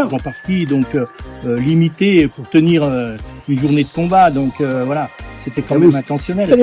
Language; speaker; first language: French; native; French